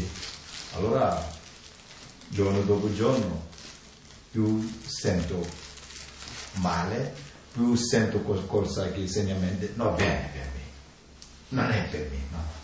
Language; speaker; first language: Italian; non-native, learner; Tibetan